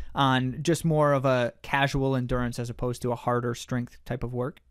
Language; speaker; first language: English; native; English